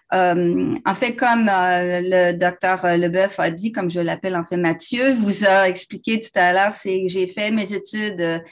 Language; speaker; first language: French; native; French